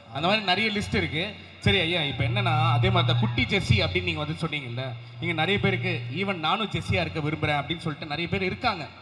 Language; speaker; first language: Tamil; native; Tamil